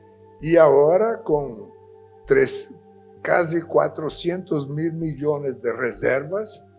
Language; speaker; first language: Spanish; non-native, fluent; Portuguese